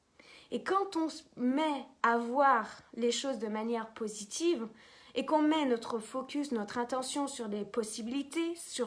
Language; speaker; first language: French; native; French